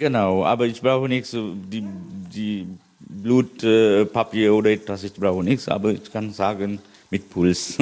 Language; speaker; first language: German; non-native, learner; Sinhala